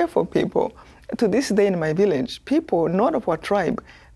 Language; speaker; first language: English; non-native, local second language; Kinyarwanda